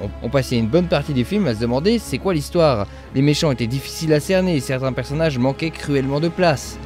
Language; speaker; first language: French; native; French